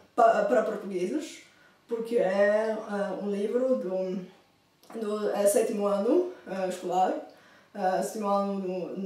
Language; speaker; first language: Portuguese; non-native, fluent; Bulgarian